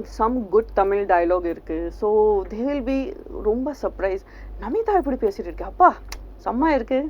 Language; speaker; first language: Tamil; non-native, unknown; Gujarati